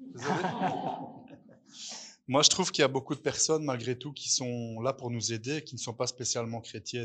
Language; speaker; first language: French; native; French